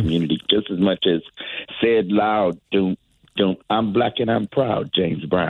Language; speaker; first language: English; native; English